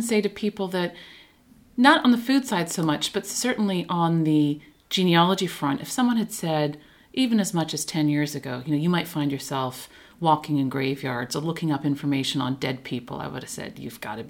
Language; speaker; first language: English; native; English